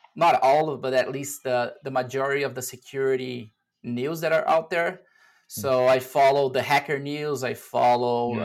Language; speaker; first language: English; non-native, fluent; Portuguese